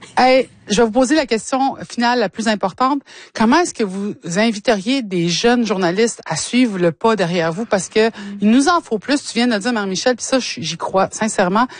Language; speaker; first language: French; native; French